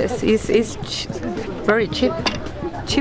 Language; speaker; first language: English; non-native, learner; Spanish